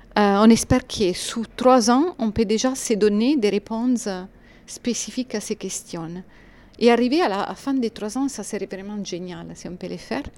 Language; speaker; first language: French; non-native, fluent; Italian